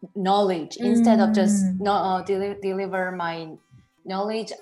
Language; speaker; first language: English; non-native, fluent; Korean